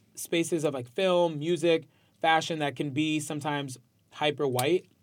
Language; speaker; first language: English; native; English